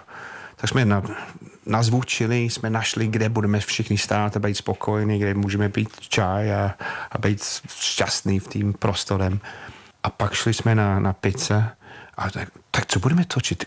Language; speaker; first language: Czech; non-native, fluent; English